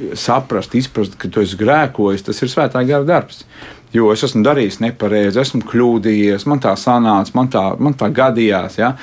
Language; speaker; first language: Latvian; native; Latvian